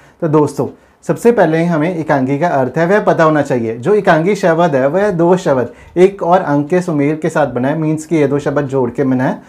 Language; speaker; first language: Hindi; non-native, local second language; Punjabi